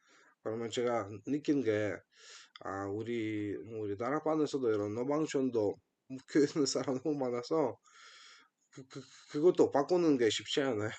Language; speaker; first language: Korean; non-native, fluent; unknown